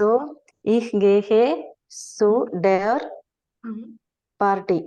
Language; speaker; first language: German; non-native, learner; Malayalam